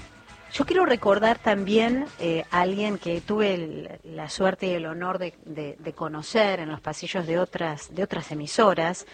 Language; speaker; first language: Spanish; native; Spanish